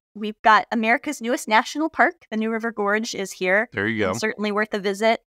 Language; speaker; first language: English; native; English